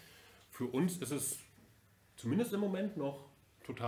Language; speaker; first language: German; native; German